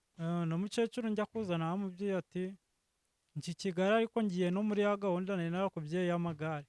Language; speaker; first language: Kinyarwanda; native; Kinyarwanda